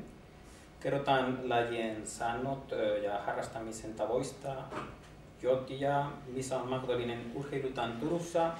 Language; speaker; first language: Finnish; non-native, learner; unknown